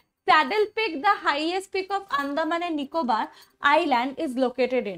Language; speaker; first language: English; non-native, local second language; Bangla